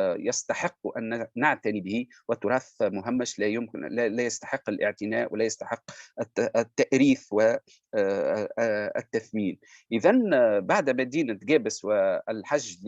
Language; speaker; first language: Arabic; native; Arabic